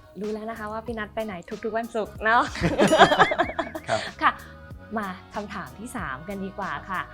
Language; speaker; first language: Thai; native; Thai